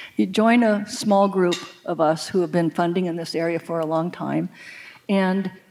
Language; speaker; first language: English; native; English